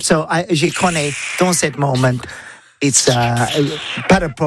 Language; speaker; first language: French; non-native, learner; English